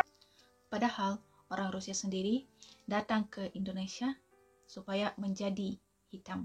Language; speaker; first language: Indonesian; non-native, fluent; Russian